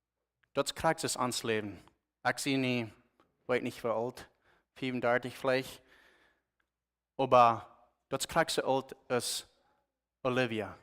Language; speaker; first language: German; non-native, learner; Plautdietsch